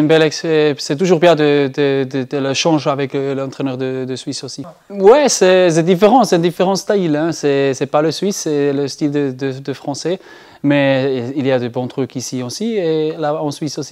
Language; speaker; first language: French; non-native, learner; German